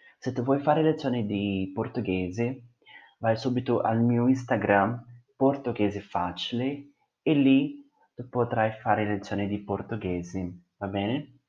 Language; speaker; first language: Italian; non-native, fluent; Portuguese